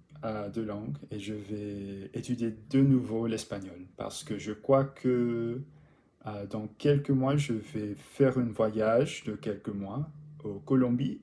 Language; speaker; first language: French; non-native, learner; English